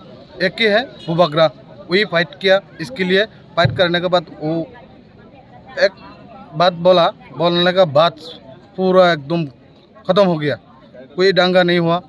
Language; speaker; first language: Hindi; non-native, local second language; Bangla